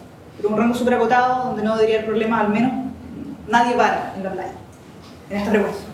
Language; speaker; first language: Spanish; native; Spanish